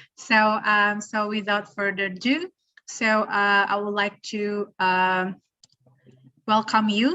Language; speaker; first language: English; non-native, fluent; Indonesian